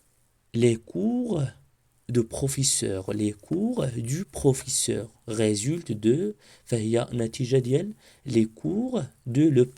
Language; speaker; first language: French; non-native, local second language; Arabic